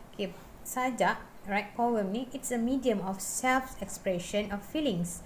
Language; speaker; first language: English; non-native, local second language; Malay